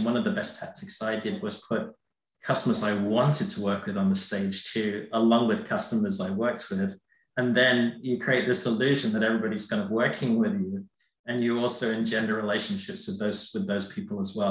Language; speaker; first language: English; native; English